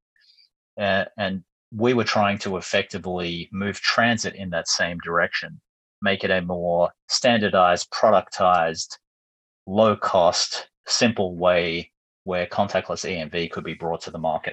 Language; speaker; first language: English; native; English